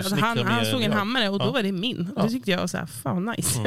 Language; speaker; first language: Swedish; native; Swedish